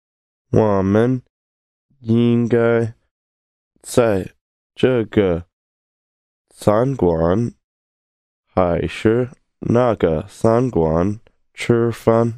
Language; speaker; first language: Chinese; non-native, learner; English